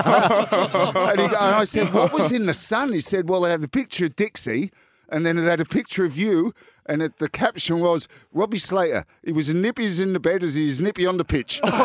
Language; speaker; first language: English; native; English